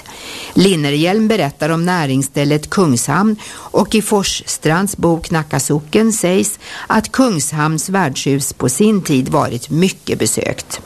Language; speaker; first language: Swedish; native; Swedish